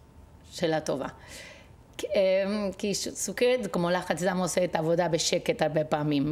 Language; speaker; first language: Hebrew; non-native, fluent; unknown